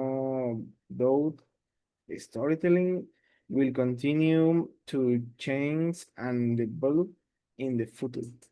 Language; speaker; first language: English; non-native, learner; Spanish